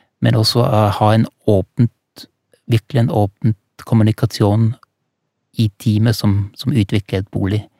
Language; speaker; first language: Norwegian; non-native, fluent; German